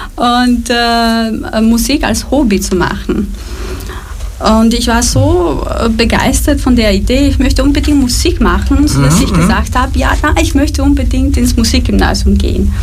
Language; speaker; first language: German; non-native, fluent; Romanian